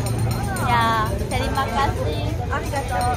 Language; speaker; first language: Indonesian; non-native, learner; Japanese